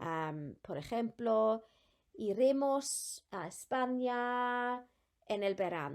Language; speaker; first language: Spanish; non-native, fluent; Welsh